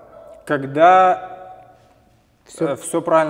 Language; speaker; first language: Russian; native; Russian